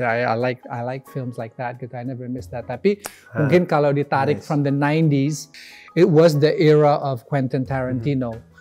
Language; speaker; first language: English; early bilingual, other home language; Indonesian